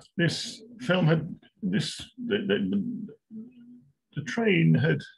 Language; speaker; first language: English; native; English